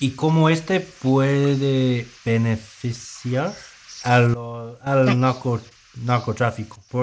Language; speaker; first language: Spanish; non-native, fluent; English